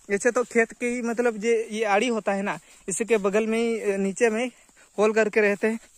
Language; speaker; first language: Hindi; non-native, local second language; Santali